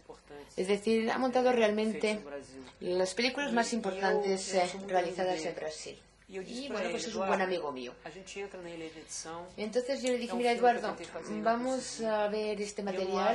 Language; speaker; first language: Spanish; non-native, fluent; Portuguese